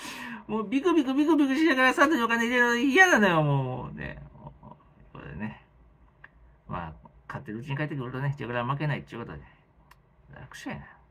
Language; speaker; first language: Japanese; native; Japanese